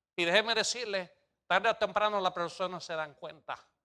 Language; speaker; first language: Spanish; non-native, fluent; English